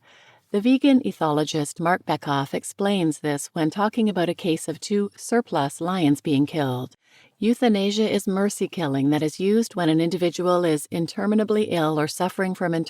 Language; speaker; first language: English; native; English